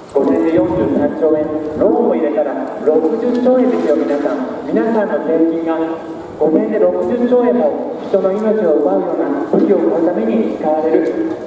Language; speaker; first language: Japanese; native; Japanese